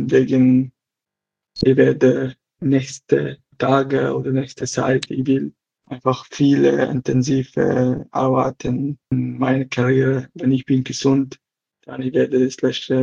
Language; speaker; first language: German; non-native, learner; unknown